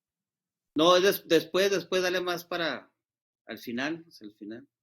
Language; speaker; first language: Spanish; native; Spanish